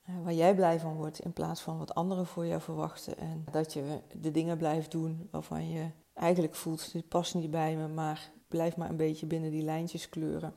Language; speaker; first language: Dutch; native; Dutch